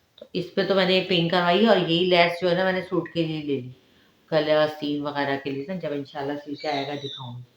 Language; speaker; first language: Urdu; native; Urdu